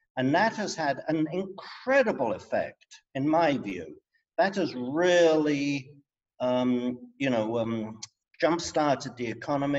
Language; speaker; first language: English; native; English